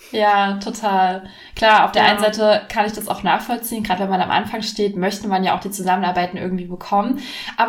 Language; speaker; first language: German; native; German